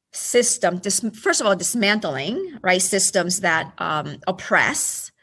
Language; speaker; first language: English; early bilingual, other home language; Spanish